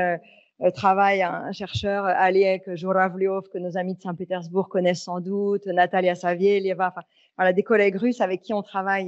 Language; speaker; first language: French; native; French